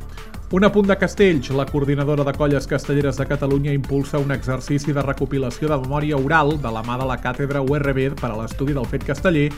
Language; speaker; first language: Catalan; native; Catalan